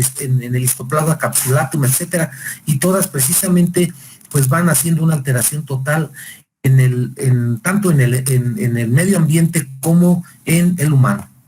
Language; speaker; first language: Spanish; native; Spanish